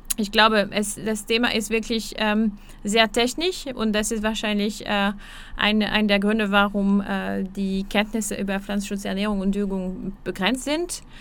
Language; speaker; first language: German; non-native, fluent; French